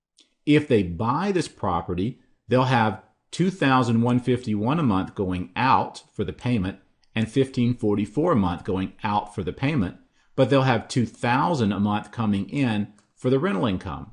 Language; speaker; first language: English; native; English